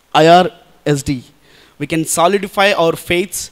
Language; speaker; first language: English; non-native, local second language; Telugu